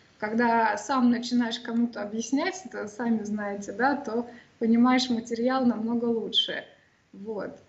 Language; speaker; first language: Russian; native; Russian